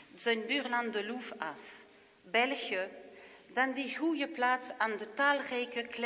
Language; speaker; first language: Dutch; non-native, local second language; French